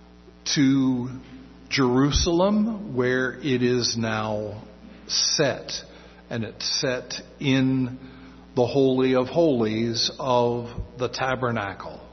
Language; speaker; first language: English; native; English